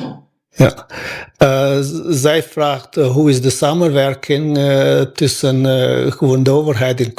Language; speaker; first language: Dutch; non-native, fluent; Albanian